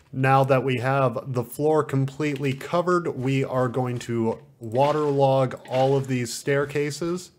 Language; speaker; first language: English; native; English